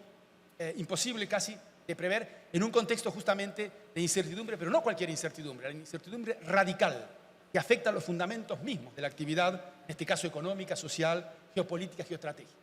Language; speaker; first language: Spanish; native; Spanish